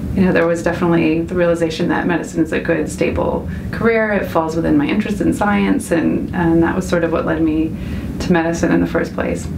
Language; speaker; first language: English; native; English